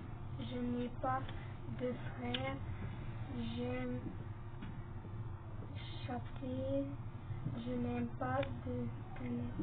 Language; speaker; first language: French; non-native, learner; Dutch